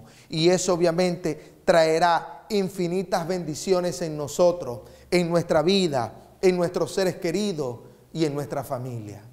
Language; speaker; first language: Spanish; native; Spanish